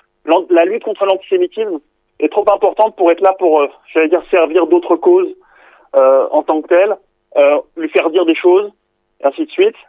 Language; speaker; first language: French; native; French